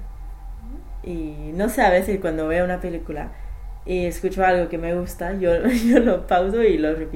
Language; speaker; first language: Spanish; non-native, learner; English